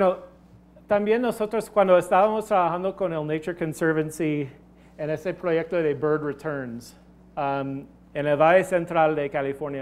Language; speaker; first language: Spanish; non-native, fluent; English